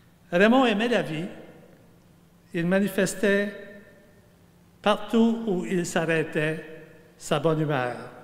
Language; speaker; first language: French; native; French